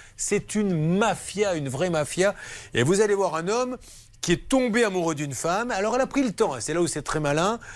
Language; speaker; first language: French; native; French